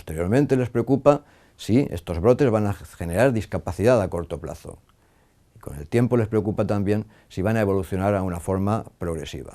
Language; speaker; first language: Spanish; native; Spanish